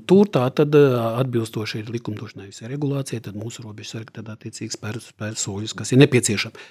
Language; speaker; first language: Latvian; native; Latvian